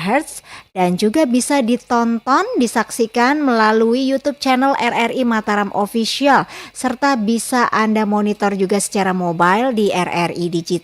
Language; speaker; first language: Indonesian; native; Indonesian